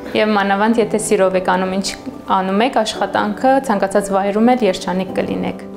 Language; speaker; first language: Armenian; early bilingual, heritage; Armenian